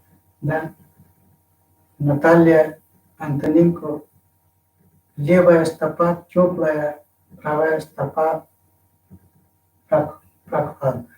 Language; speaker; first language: Russian; non-native, fluent; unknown